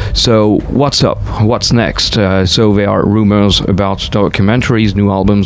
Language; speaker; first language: English; non-native, fluent; French